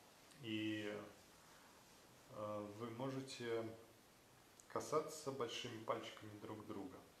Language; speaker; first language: Russian; native; Russian